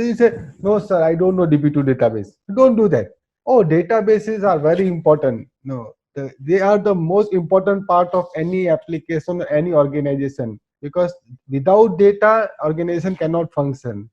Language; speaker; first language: English; non-native, local second language; Gujarati